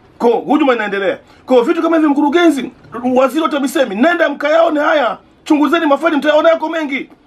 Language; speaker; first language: Swahili; native; Swahili